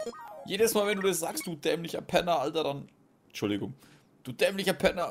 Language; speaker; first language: German; native; German